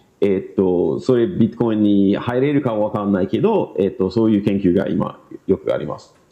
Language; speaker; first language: Japanese; non-native, learner; English